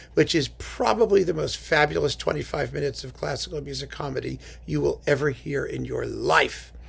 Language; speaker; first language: English; native; English